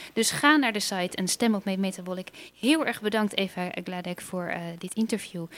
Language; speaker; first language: Dutch; native; Dutch